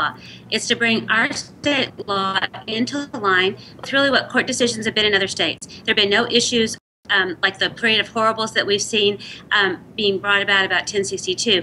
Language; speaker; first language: English; native; English